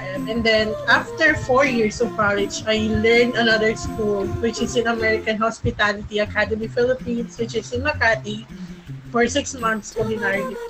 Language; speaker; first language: English; non-native, local second language; Filipino